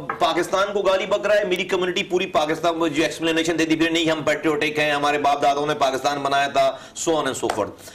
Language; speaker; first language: Urdu; native; Urdu